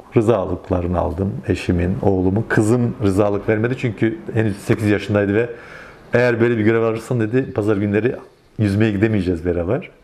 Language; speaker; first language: Turkish; native; Turkish